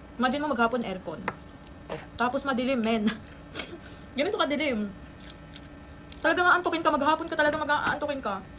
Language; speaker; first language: Filipino; non-native, local second language; Bikol